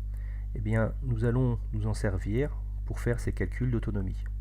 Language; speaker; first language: French; native; French